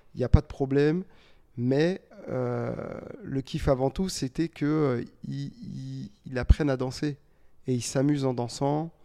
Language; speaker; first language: French; native; French